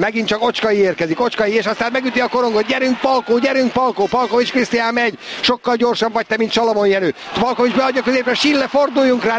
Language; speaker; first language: Hungarian; native; Hungarian